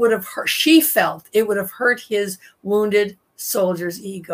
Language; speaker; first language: English; native; English